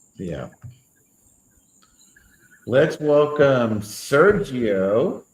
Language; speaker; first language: English; native; English